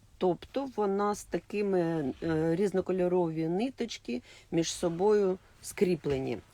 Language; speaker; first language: Ukrainian; non-native, local second language; Russian